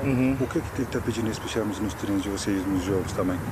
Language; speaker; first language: Portuguese; non-native, fluent; Turkish